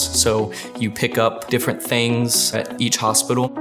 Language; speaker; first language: English; native; English